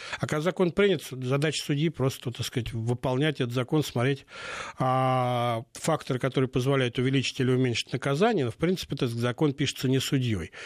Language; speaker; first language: Russian; native; Russian